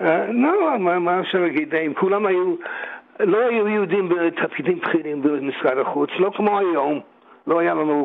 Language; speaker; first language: Hebrew; non-native, fluent; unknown